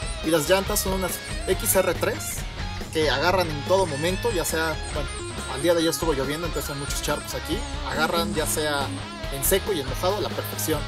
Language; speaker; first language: Spanish; native; Spanish